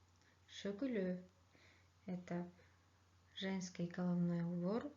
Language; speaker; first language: Russian; non-native, fluent; Kyrgyz